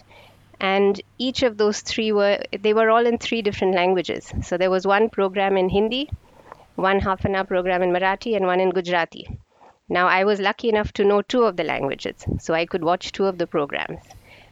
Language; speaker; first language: English; non-native, local second language; Marathi